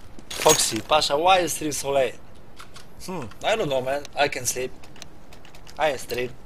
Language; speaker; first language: English; non-native, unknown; Polish